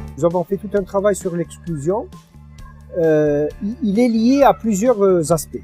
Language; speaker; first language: French; non-native, local second language; Arabic